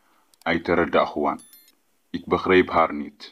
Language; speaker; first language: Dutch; non-native, learner; Tigrinya